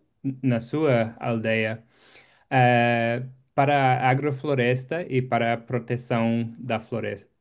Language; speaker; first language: Portuguese; non-native, fluent; English